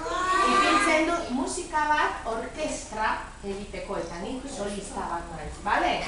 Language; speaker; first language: Basque; non-native, local second language; Spanish